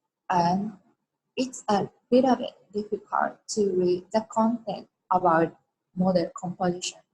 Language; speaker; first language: English; non-native, learner; Japanese